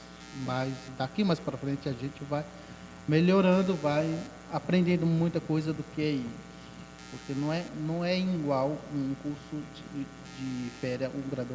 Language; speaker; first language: Portuguese; non-native, local second language; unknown